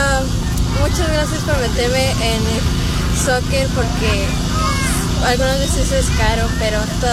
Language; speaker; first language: Spanish; early bilingual, other home language; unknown